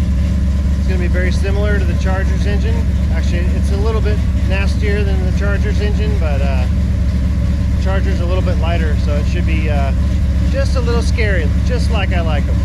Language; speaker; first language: English; native; English